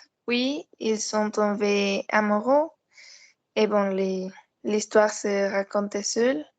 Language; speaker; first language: French; non-native, learner; Spanish